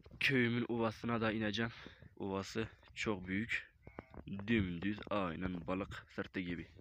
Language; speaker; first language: Turkish; non-native, local second language; Kurdish